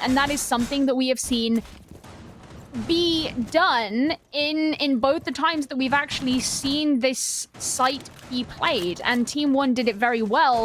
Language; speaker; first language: English; native; English